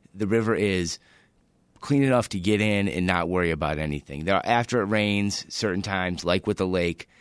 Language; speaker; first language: English; native; English